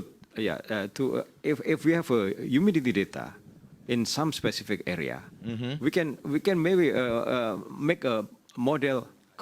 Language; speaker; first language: English; non-native, learner; Indonesian